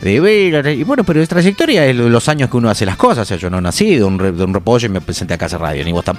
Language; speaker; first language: Spanish; native; Spanish